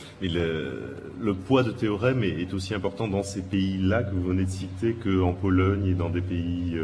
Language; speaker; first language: French; native; French